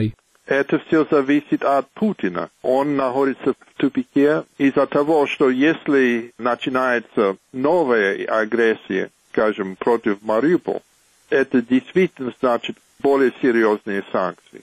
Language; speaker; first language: Russian; non-native, fluent; English